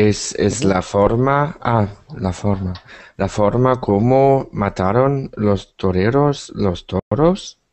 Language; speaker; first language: Spanish; non-native, learner; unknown